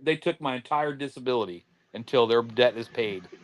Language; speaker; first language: English; native; English